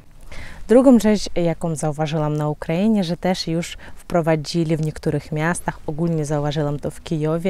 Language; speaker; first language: Polish; non-native, fluent; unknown